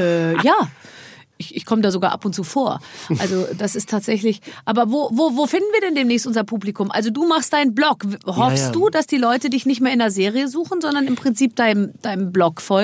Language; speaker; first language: German; native; German